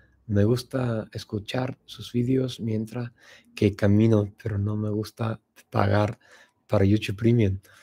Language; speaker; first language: Spanish; non-native, fluent; English